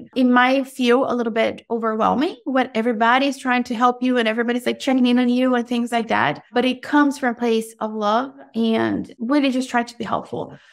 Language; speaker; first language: English; non-native, fluent; Portuguese